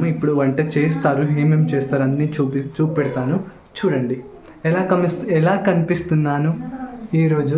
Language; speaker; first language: Telugu; non-native, local second language; Kannada